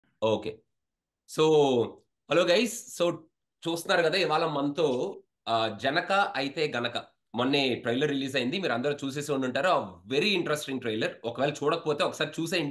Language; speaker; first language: Telugu; native; Telugu